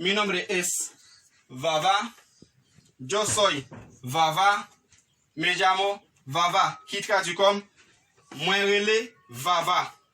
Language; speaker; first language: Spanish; non-native, fluent; Haitian Creole